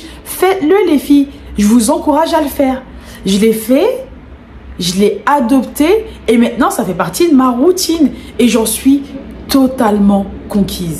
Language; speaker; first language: French; native; French